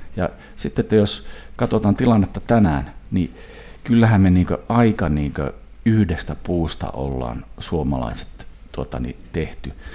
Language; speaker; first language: Finnish; early bilingual, heritage; Finnish